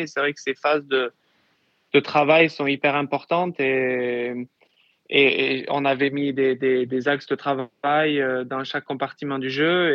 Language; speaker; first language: French; native; French